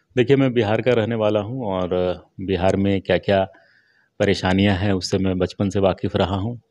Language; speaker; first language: Hindi; native; Hindi